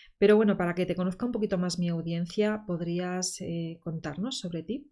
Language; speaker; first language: Spanish; native; Spanish